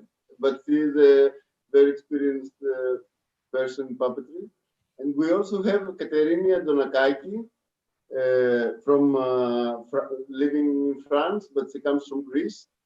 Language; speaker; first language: English; non-native, fluent; Greek